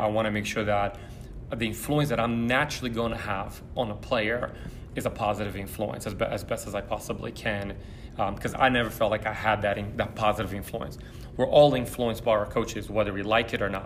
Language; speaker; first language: English; early bilingual, other home language; Portuguese